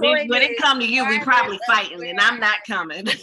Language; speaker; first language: English; native; English